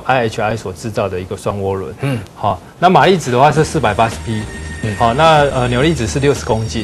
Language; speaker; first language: Chinese; native; Chinese